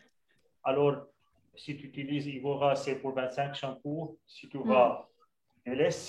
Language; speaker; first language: French; non-native, local second language; Arabic